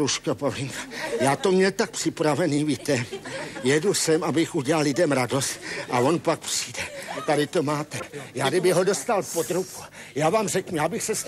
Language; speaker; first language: Czech; native; Czech